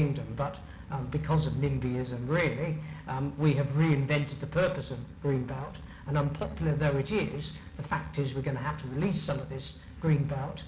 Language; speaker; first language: English; native; English